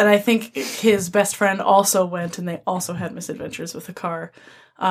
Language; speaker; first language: English; native; English